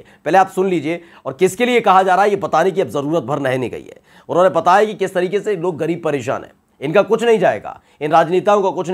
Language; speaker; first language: Hindi; native; Hindi